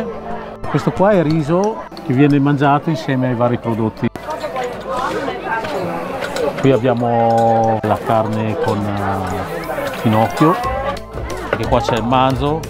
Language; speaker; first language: Italian; early bilingual, other home language; Khmer